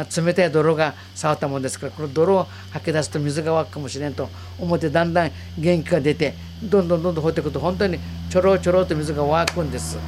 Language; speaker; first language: Japanese; native; Japanese